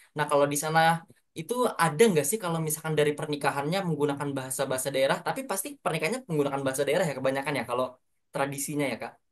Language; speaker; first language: Indonesian; native; Indonesian